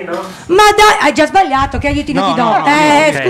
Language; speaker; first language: Italian; native; Italian